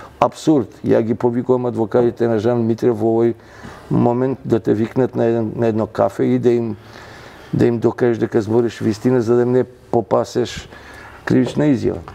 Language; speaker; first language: Macedonian; non-native, local second language; Albanian